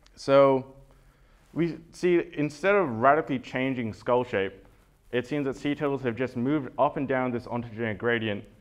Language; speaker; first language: English; native; English